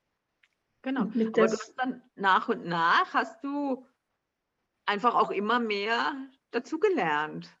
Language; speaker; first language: German; native; German